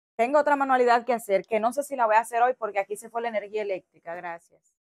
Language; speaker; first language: Spanish; native; Spanish